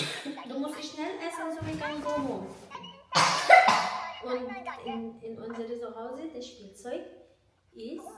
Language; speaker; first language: German; non-native, learner; Filipino